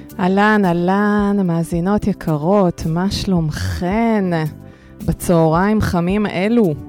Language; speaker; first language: Hebrew; early bilingual, other home language; Russian